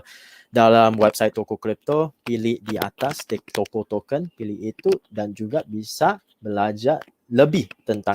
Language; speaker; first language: Indonesian; non-native, fluent; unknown